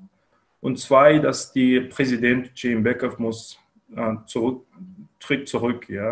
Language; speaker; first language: German; non-native, learner; Kyrgyz